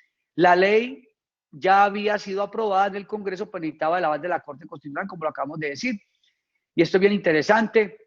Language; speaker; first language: Spanish; native; Spanish